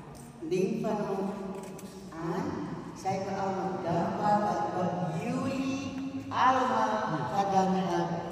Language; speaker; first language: Dutch; non-native, fluent; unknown